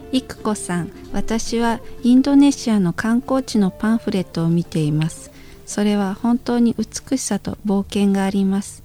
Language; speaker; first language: Japanese; non-native, fluent; Indonesian